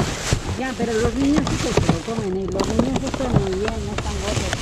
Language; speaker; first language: Spanish; native; Spanish